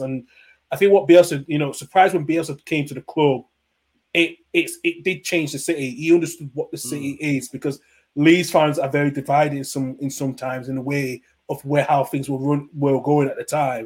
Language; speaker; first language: English; native; English